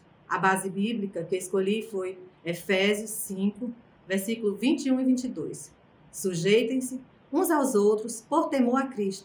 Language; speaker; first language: Portuguese; native; Portuguese